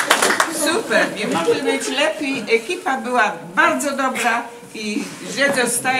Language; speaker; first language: Polish; early bilingual, heritage; Polish